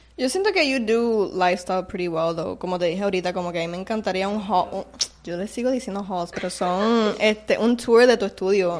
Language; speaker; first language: Spanish; native; Spanish